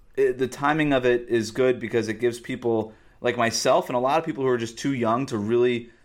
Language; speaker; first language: English; native; English